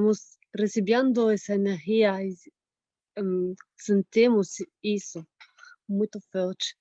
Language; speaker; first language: Portuguese; non-native, fluent; French